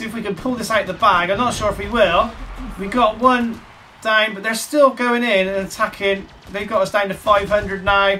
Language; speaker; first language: English; native; English